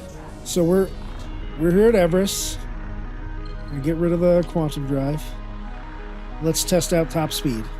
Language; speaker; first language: English; native; English